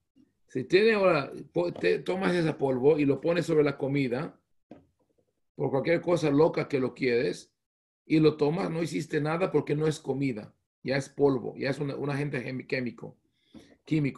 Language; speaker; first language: Spanish; non-native, fluent; Hebrew